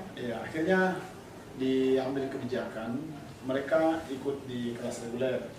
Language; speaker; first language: Indonesian; native; Indonesian